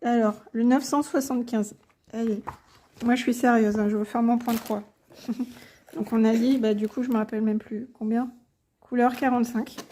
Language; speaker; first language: French; native; French